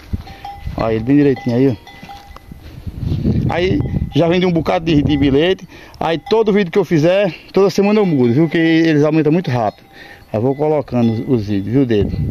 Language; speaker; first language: Portuguese; native; Portuguese